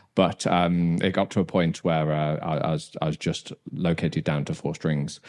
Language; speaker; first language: English; native; English